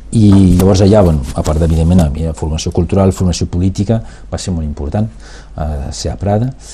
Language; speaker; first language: Catalan; non-native, local second language; Spanish